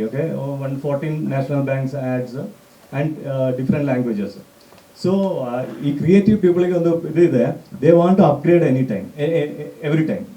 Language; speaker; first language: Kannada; non-native, local second language; Malayalam